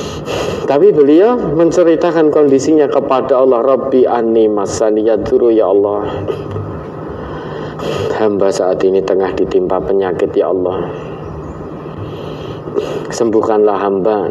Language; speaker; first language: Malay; non-native, local second language; Javanese